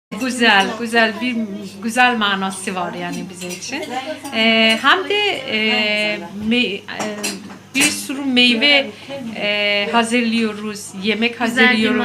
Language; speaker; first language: Turkish; non-native, learner; Persian